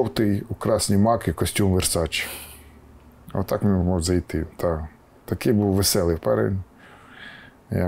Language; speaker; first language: Ukrainian; non-native, local second language; Russian